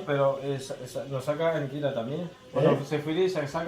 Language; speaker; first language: Spanish; non-native, learner; Chinese